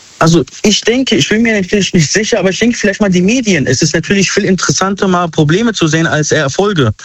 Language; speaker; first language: German; non-native, fluent; Arabic